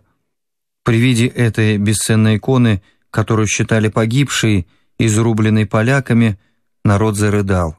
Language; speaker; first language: Russian; native; Russian